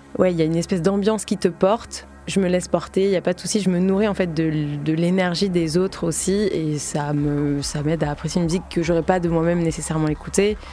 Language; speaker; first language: French; native; French